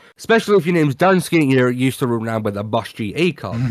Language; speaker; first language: English; native; English